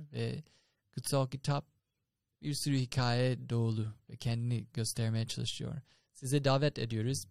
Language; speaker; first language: Turkish; non-native, fluent; English